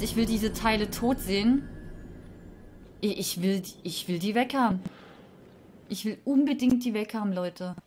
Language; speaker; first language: German; native; German